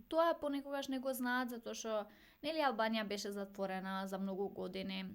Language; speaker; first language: Macedonian; non-native, local second language; Albanian